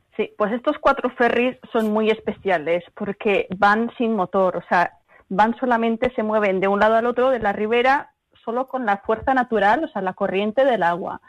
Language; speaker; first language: Spanish; early bilingual, other home language; German